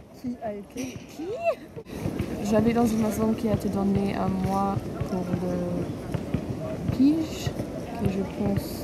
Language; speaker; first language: French; non-native, learner; German